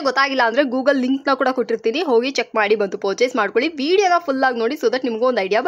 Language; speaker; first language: Kannada; native; Kannada